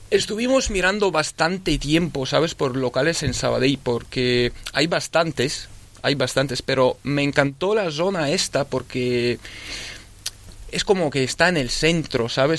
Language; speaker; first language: Spanish; early bilingual, other home language; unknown